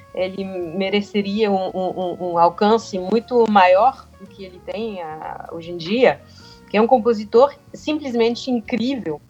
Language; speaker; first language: Portuguese; non-native, fluent; French